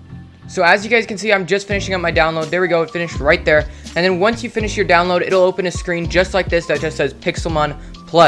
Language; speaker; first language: English; native; English